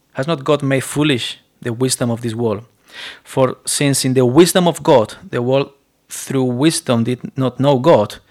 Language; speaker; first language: English; non-native, fluent; Spanish